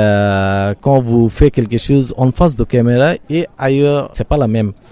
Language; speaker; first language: French; non-native, learner; Bangla